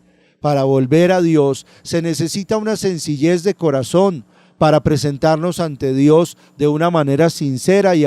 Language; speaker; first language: Spanish; native; Spanish